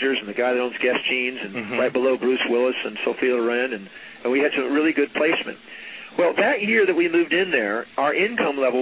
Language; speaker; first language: English; native; English